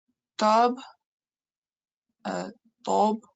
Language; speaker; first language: Arabic; non-native, learner; English